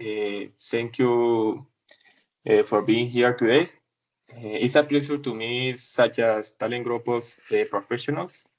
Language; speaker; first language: English; non-native, learner; Spanish